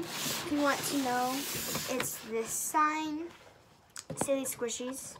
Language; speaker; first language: English; native; English